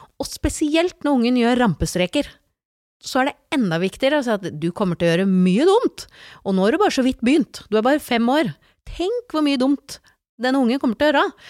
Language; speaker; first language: Norwegian; native; Norwegian